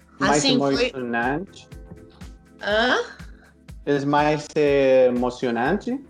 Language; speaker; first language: Portuguese; non-native, learner; Spanish